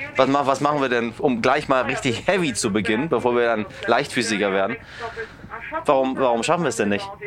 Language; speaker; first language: German; early bilingual, other home language; Persian